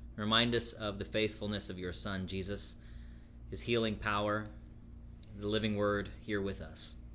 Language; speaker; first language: English; native; English